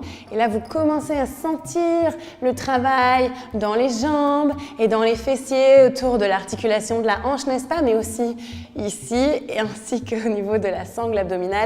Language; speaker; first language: French; native; French